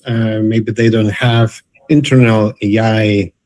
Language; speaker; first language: English; non-native, fluent; Lithuanian